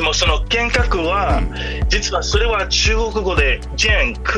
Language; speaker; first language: Japanese; non-native, fluent; English